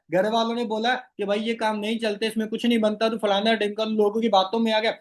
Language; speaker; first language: Hindi; non-native, local second language; Rajasthani